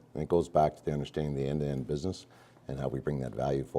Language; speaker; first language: English; native; English